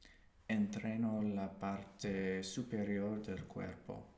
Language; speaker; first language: Spanish; non-native, learner; English